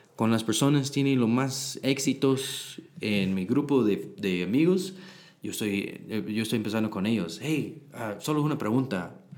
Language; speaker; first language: Spanish; non-native, learner; English